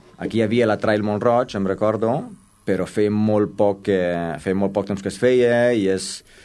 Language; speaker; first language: Catalan; non-native, fluent; Romanian